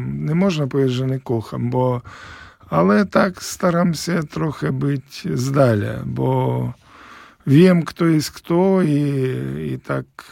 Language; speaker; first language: Polish; non-native, learner; Ukrainian